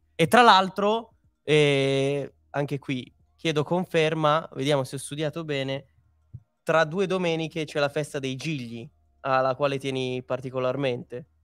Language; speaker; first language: Italian; native; Italian